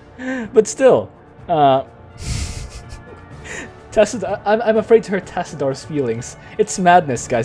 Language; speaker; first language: English; native; English